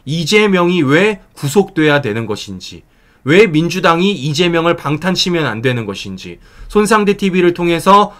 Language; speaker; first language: Korean; native; Korean